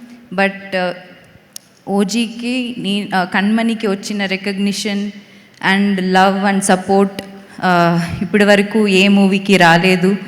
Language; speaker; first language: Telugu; non-native, learner; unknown